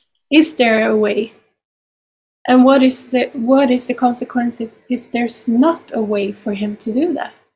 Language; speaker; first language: English; non-native, fluent; Swedish